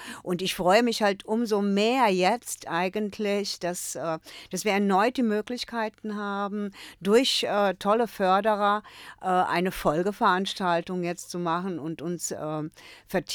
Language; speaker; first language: German; early bilingual, other home language; Croatian